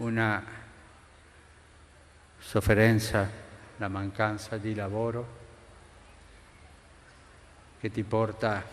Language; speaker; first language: Italian; non-native, fluent; Spanish